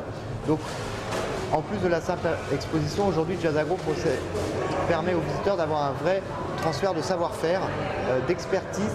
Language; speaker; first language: French; native; French